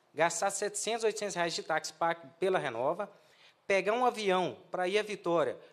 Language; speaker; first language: Portuguese; native; Portuguese